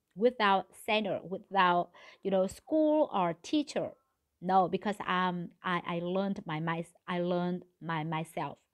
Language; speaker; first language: English; non-native, learner; Vietnamese